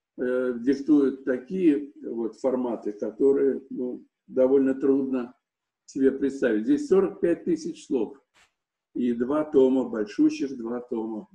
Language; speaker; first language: Russian; native; Russian